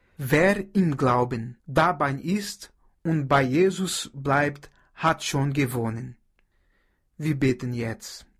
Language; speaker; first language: German; non-native, fluent; Portuguese